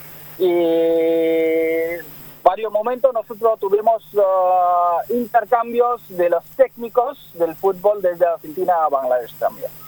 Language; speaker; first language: Spanish; non-native, learner; Bangla